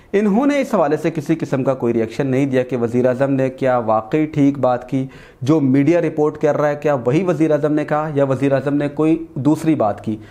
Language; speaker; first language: Urdu; native; Urdu